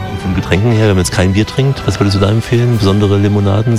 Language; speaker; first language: German; native; German